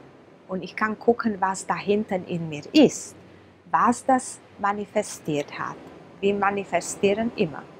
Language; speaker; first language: German; non-native, fluent; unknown